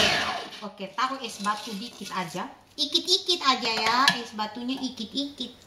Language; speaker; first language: Indonesian; non-native, local second language; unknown